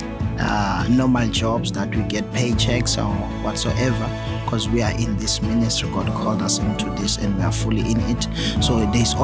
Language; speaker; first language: English; non-native, local second language; Swati